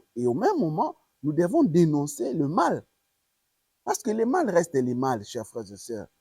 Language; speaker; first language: French; non-native, local second language; Lingala